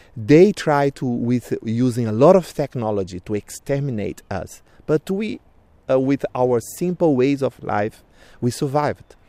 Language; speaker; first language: English; non-native, fluent; Portuguese